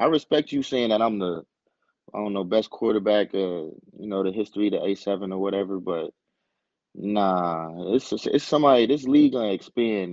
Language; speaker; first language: English; native; English